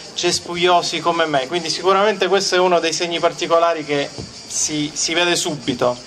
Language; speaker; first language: Italian; native; Italian